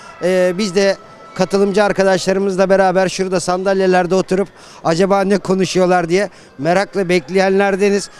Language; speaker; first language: Turkish; native; Turkish